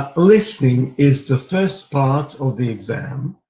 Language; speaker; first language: English; non-native, fluent; Russian